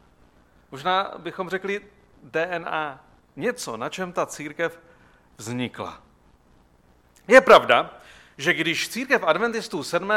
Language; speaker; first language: Czech; native; Czech